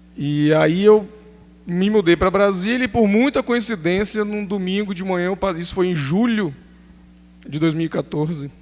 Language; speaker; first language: Portuguese; native; Portuguese